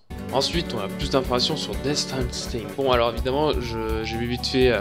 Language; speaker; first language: French; native; French